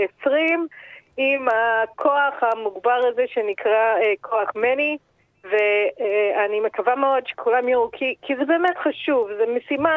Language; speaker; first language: Hebrew; non-native, fluent; English